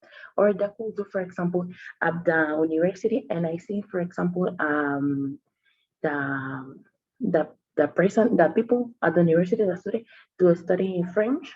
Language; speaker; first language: English; non-native, learner; Spanish